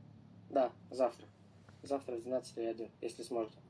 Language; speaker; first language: Russian; non-native, local second language; Romanian